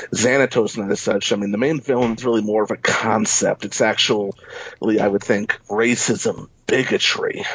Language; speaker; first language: English; native; English